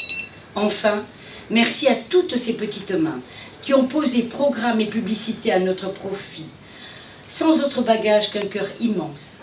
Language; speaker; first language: French; native; French